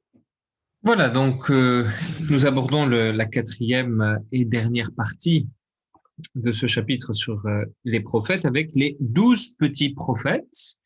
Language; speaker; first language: French; native; French